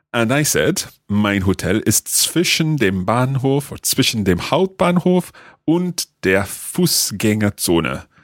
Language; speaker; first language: German; non-native, learner; English